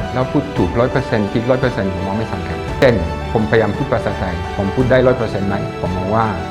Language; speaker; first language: Thai; non-native, fluent; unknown